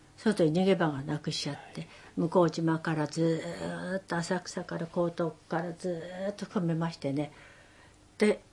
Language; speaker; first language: Japanese; native; Japanese